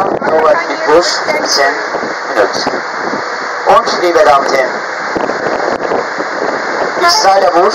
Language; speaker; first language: German; non-native, learner; Turkish